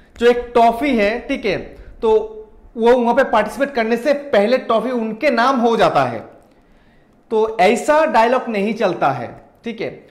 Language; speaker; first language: Hindi; non-native, local second language; Bangla